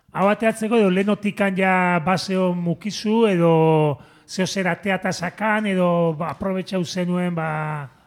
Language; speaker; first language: Basque; native; Basque